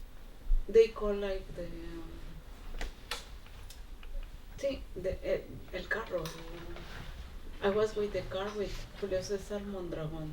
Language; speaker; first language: English; non-native, learner; Spanish